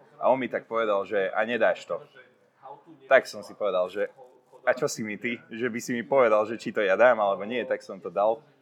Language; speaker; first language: Slovak; non-native, local second language; Hungarian